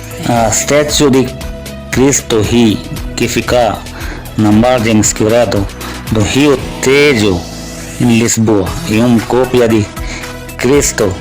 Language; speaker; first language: Portuguese; non-native, learner; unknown